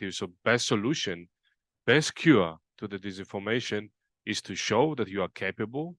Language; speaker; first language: English; non-native, fluent; Georgian